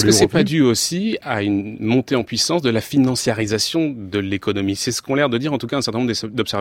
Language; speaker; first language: French; native; French